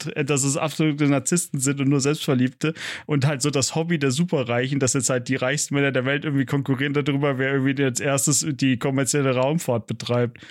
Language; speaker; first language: German; native; German